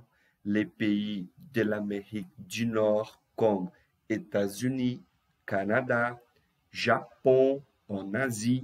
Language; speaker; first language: French; non-native, fluent; Portuguese